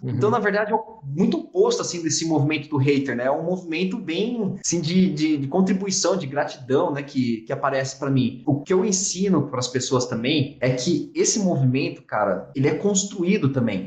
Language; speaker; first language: Portuguese; native; Portuguese